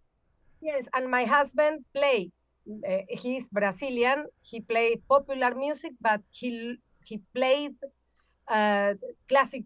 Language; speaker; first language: English; non-native, learner; Spanish